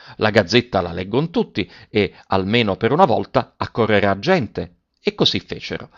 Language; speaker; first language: Italian; native; Italian